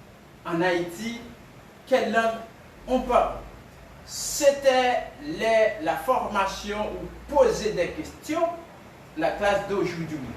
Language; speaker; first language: French; non-native, local second language; Haitian Creole